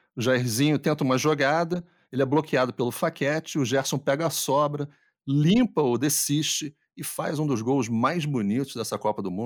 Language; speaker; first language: Portuguese; native; Portuguese